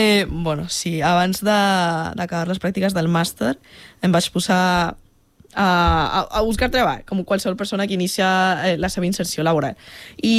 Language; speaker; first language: Catalan; non-native, fluent; Spanish